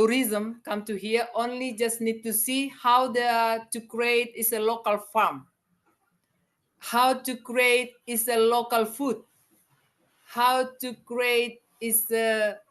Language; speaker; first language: English; non-native, learner; Indonesian